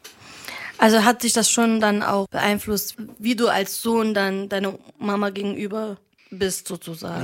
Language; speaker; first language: German; early bilingual, other home language; Arabic